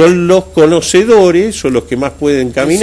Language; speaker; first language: Spanish; native; Spanish